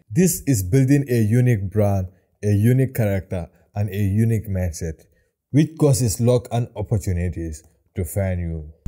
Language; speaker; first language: English; non-native, local second language; Wolof